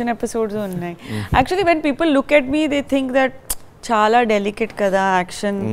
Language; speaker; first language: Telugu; non-native, learner; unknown